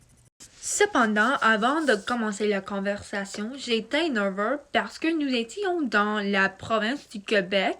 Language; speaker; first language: French; non-native, local second language; English